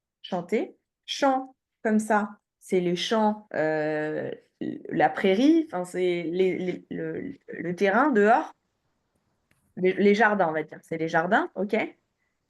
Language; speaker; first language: French; native; French